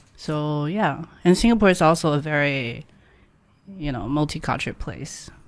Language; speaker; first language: English; non-native, fluent; Chinese